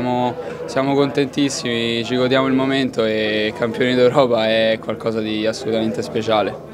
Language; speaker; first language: Italian; native; Italian